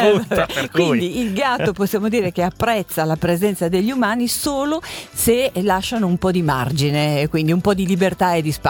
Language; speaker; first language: Italian; native; Italian